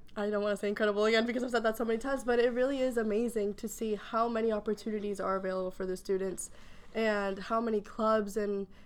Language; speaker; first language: English; early bilingual, other home language; Spanish